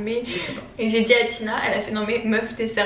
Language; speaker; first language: French; native; French